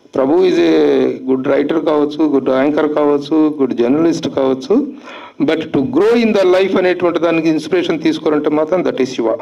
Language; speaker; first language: Telugu; native; Telugu